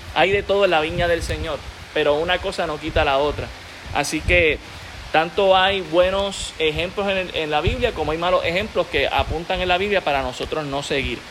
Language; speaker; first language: Spanish; native; Spanish